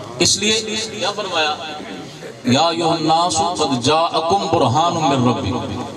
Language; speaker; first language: Urdu; non-native, local second language; Punjabi